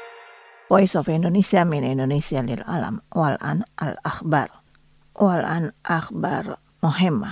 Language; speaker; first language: Arabic; non-native, fluent; Indonesian